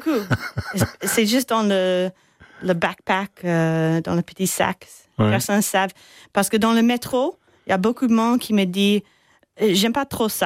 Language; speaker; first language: French; non-native, fluent; English